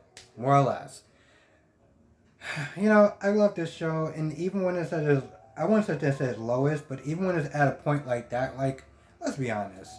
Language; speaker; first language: English; native; English